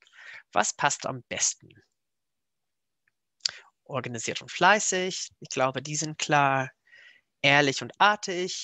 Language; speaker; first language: German; non-native, fluent; English